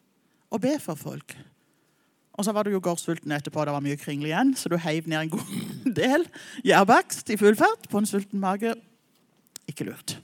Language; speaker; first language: Norwegian; native; Norwegian